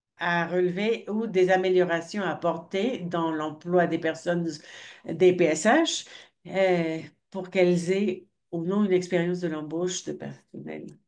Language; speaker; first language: French; non-native, fluent; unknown